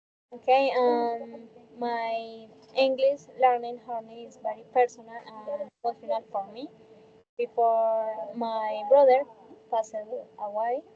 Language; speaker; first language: English; non-native, learner; Spanish